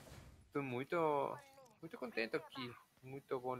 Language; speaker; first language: Portuguese; non-native, learner; Spanish